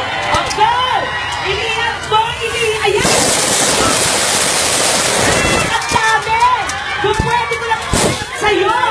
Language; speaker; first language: Filipino; native; Filipino